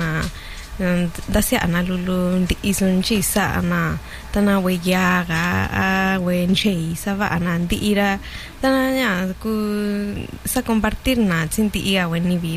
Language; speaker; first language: Spanish; native; Spanish